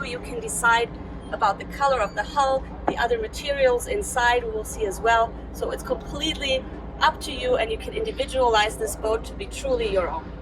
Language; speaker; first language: English; non-native, fluent; German